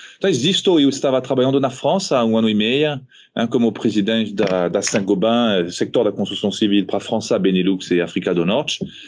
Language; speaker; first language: Portuguese; non-native, fluent; French